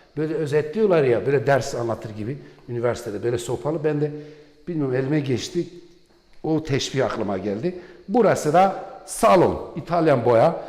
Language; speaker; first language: Turkish; non-native, local second language; Kurdish